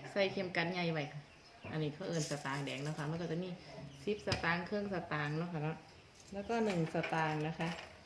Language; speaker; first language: Thai; native; Thai